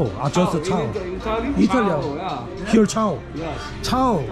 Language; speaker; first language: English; non-native, learner; Korean